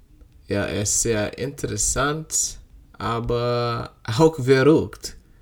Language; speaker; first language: German; non-native, learner; English